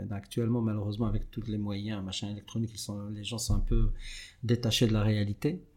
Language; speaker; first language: French; non-native, local second language; Arabic